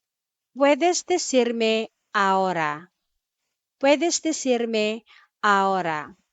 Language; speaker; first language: Spanish; non-native, fluent; Filipino